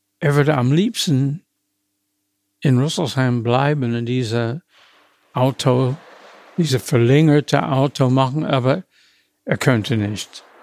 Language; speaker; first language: German; non-native, fluent; English